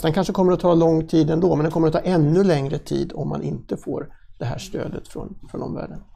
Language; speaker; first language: Swedish; native; Swedish